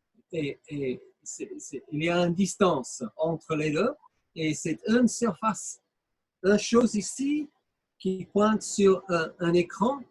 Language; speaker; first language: French; non-native, fluent; English